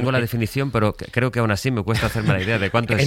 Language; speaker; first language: Spanish; native; Spanish